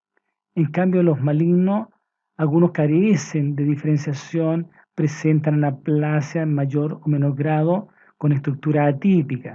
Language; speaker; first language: Spanish; native; Spanish